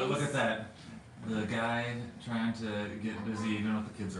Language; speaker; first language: English; native; English